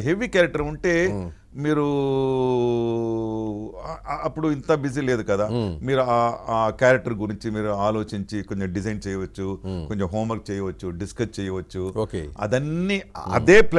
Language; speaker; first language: Telugu; non-native, learner; Tamil